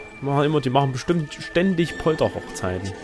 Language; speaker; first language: German; native; German